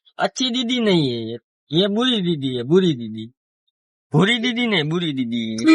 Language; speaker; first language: Hindi; non-native, local second language; Gujarati